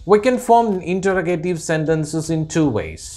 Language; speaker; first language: English; non-native, local second language; Malayalam